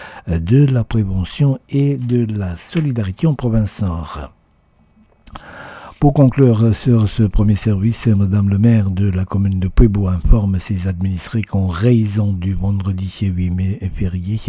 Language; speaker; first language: French; native; French